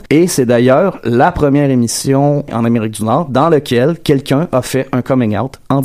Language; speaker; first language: French; native; French